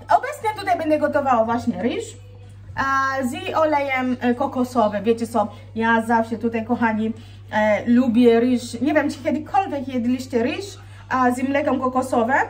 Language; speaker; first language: Polish; non-native, fluent; Swahili